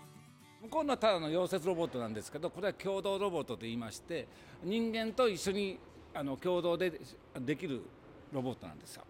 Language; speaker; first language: Japanese; native; Japanese